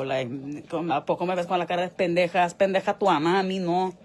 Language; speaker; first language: Spanish; early bilingual, heritage; Spanish